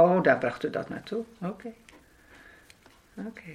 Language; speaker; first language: Dutch; native; Dutch